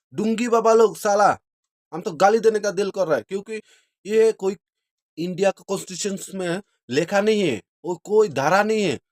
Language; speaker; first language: Hindi; non-native, local second language; Khasi